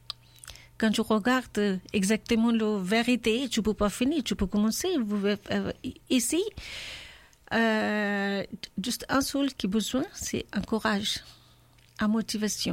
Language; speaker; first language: French; non-native, learner; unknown